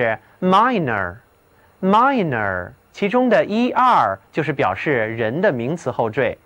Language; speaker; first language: Chinese; native; Chinese